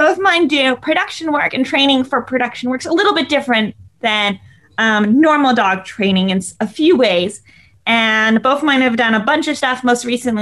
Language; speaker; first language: English; native; English